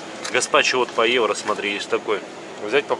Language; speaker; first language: Russian; native; Russian